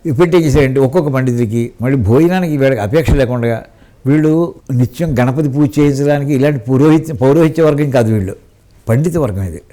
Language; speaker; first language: Telugu; native; Telugu